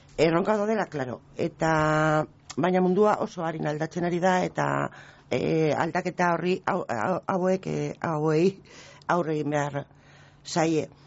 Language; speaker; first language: Basque; non-native, local second language; Spanish